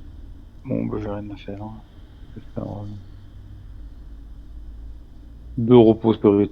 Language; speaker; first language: French; native; French